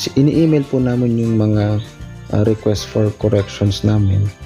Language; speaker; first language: Filipino; non-native, local second language; Bikol